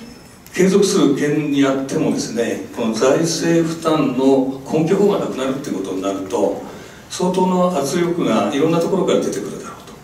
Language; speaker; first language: Japanese; native; Japanese